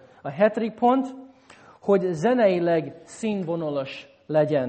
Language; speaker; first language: Hungarian; non-native, fluent; English